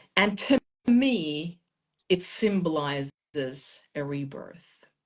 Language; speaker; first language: English; non-native, fluent; Persian